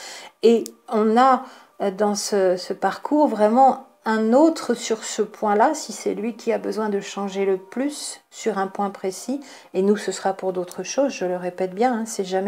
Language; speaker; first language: French; native; French